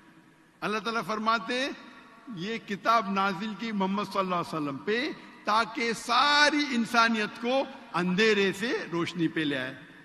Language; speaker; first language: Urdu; non-native, local second language; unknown